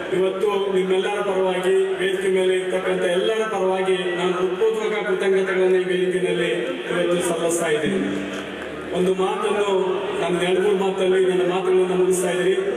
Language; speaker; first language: Kannada; native; Kannada